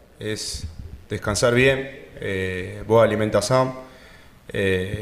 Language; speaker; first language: Portuguese; non-native, learner; Spanish